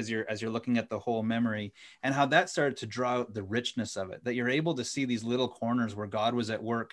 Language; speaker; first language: English; native; English